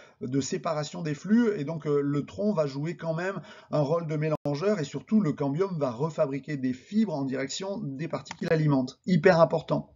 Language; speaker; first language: French; native; French